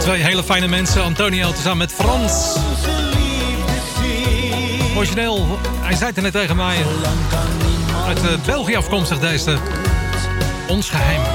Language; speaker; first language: Dutch; native; Dutch